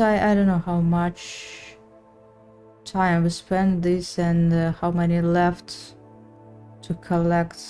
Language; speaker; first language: English; non-native, learner; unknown